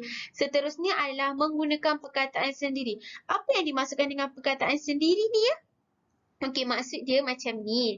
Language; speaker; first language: Malay; native; Malay